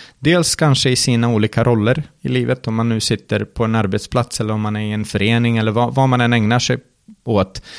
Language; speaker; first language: Swedish; early bilingual, other home language; Serbian